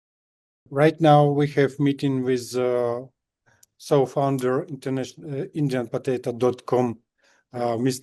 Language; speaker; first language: English; non-native, learner; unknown